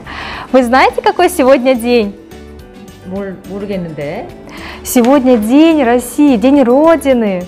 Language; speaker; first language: Russian; non-native, learner; Korean